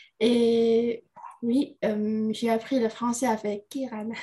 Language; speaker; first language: French; non-native, learner; Indonesian